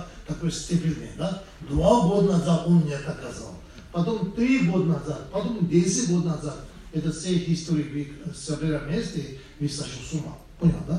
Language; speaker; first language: Russian; non-native, fluent; Tibetan